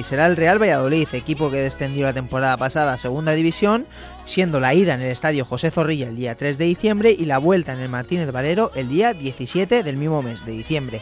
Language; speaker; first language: Spanish; native; Spanish